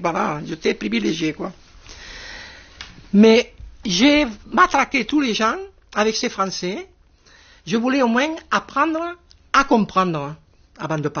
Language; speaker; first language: French; non-native, fluent; Spanish